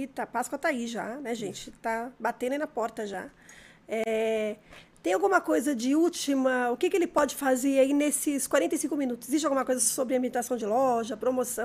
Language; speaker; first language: Portuguese; native; Portuguese